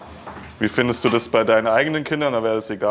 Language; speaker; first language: German; native; German